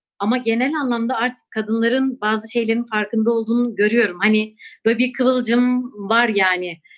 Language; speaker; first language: Turkish; non-native, local second language; Kurdish